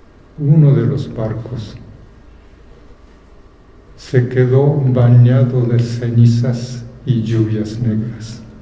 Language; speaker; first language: Spanish; non-native, fluent; Japanese